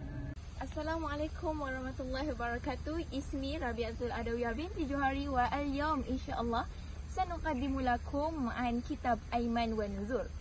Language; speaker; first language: Arabic; non-native, learner; Malay